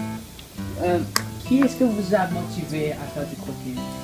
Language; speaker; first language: French; non-native, learner; English